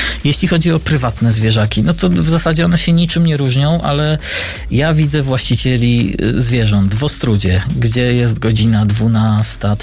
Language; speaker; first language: Polish; native; Polish